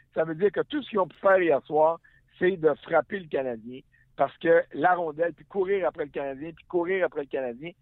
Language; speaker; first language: French; native; French